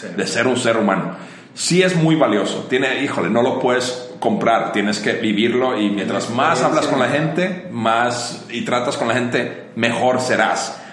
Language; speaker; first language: Spanish; non-native, fluent; Finnish